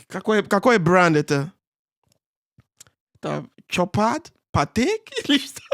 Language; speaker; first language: Russian; non-native, learner; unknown